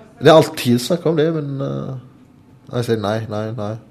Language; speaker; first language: Norwegian; non-native, learner; Arabic